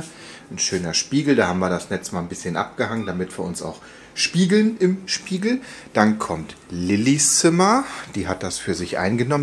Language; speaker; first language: German; native; German